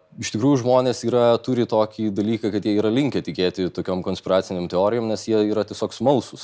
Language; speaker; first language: Lithuanian; native; Lithuanian